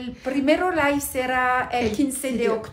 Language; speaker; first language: Spanish; non-native, learner; French